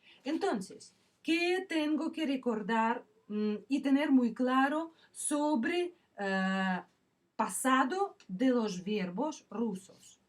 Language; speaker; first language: Spanish; non-native, fluent; Russian